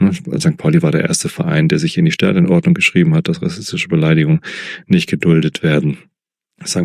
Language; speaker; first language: German; native; German